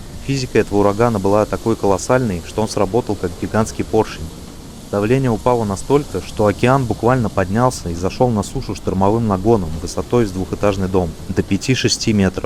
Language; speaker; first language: Russian; native; Russian